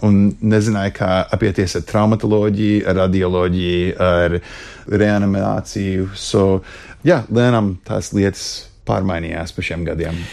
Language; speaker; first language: Latvian; early bilingual, heritage; Latvian